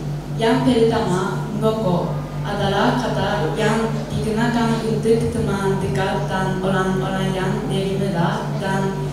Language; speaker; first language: Indonesian; non-native, learner; Japanese